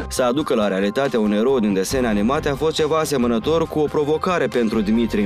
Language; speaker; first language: Romanian; native; Romanian